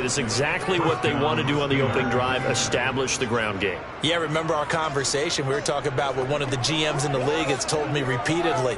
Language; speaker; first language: English; native; English